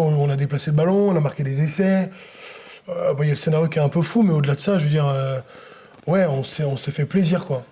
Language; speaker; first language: French; native; French